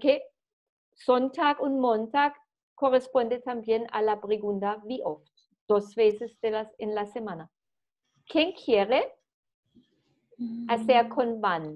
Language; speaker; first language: Spanish; non-native, fluent; German